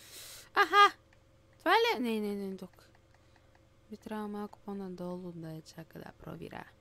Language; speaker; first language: Bulgarian; native; Bulgarian